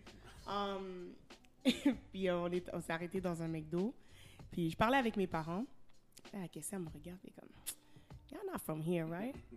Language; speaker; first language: French; early bilingual, heritage; French